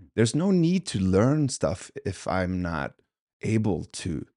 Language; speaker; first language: English; early bilingual, other home language; Swedish